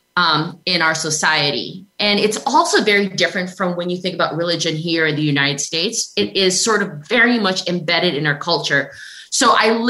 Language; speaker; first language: English; non-native, local second language; Filipino